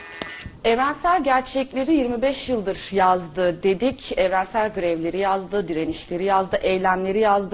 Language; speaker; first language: Turkish; native; Turkish